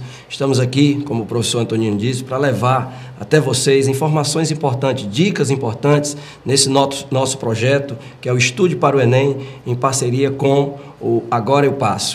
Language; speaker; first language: Portuguese; native; Portuguese